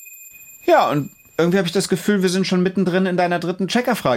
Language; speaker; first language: German; native; German